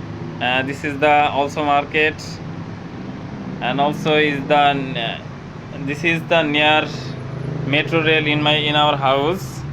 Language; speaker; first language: English; non-native, learner; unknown